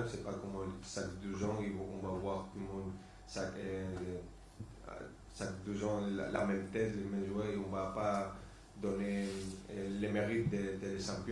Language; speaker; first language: French; non-native, fluent; Spanish